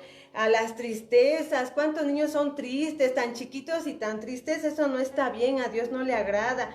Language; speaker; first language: Spanish; native; Spanish